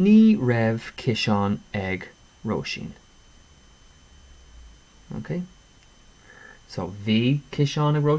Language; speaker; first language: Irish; non-native, local second language; English